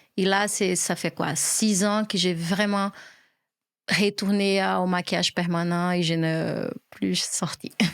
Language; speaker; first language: French; non-native, fluent; Portuguese